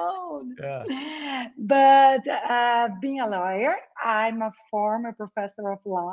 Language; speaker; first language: English; non-native, fluent; Portuguese